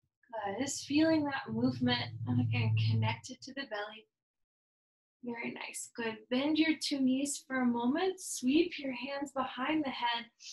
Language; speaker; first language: English; native; English